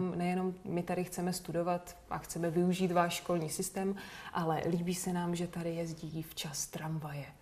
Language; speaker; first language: Czech; native; Czech